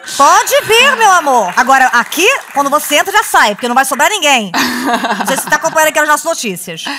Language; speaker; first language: Portuguese; native; Portuguese